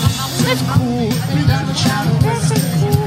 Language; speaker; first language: English; non-native, learner; Thai